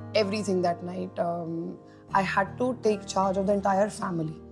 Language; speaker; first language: English; non-native, local second language; Hindi